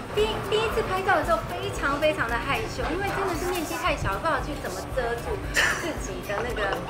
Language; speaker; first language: Chinese; early bilingual, heritage; Chinese